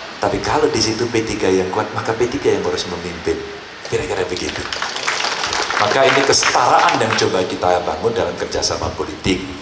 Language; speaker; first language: Indonesian; native; Indonesian